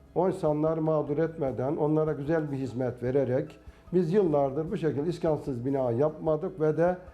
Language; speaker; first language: Turkish; native; Turkish